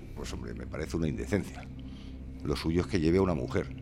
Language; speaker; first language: Spanish; native; Spanish